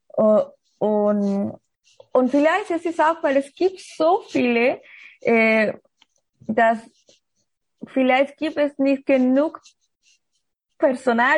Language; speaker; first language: German; non-native, learner; Spanish